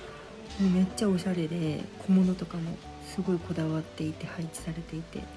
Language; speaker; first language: Japanese; native; Japanese